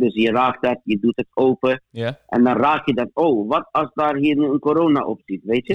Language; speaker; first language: Dutch; non-native, fluent; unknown